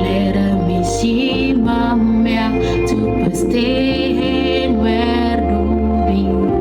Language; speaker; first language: German; non-native, learner; Indonesian